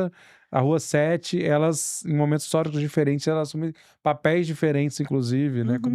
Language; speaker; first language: Portuguese; native; Portuguese